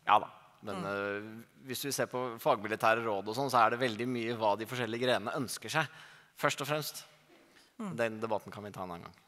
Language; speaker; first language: Norwegian; native; Norwegian